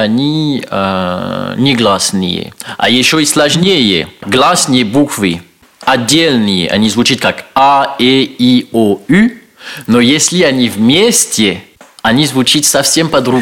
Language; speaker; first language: Russian; non-native, learner; French